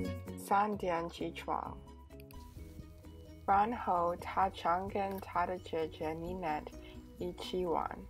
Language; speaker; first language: Chinese; non-native, learner; English